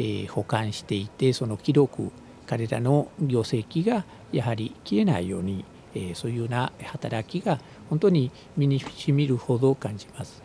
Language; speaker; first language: Japanese; non-native, fluent; Spanish